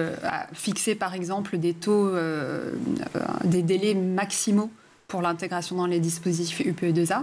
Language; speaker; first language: French; native; French